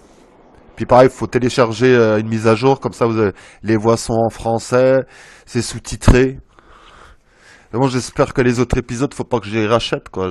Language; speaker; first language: French; native; French